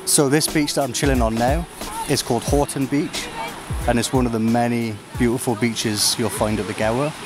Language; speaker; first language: English; native; English